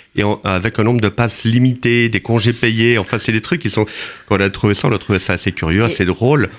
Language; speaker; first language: French; native; French